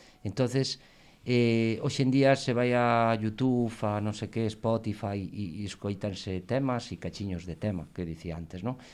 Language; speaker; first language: Galician; non-native, local second language; Spanish